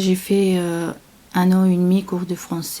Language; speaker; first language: French; non-native, learner; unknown